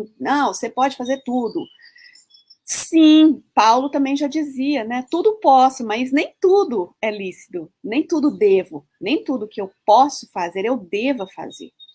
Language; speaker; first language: Portuguese; early bilingual, heritage; Portuguese